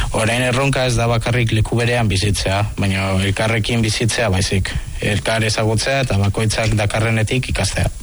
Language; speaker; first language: Basque; non-native, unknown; Spanish